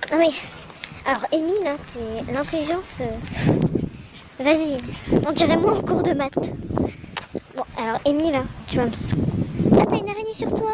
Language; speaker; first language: French; native; French